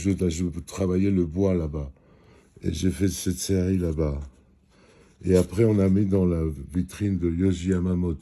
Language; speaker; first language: French; non-native, fluent; Georgian